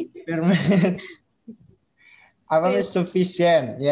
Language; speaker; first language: English; non-native, learner; Indonesian